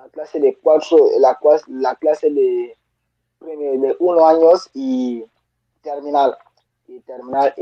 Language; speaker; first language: Spanish; non-native, learner; French